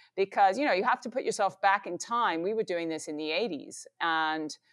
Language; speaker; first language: English; native; English